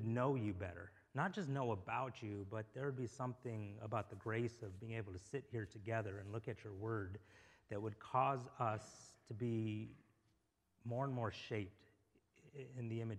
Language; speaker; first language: English; native; English